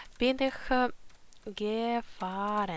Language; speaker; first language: German; non-native, fluent; Ukrainian